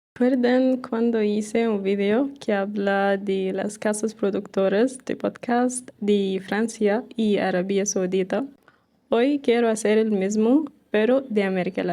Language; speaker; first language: Spanish; non-native, fluent; Arabic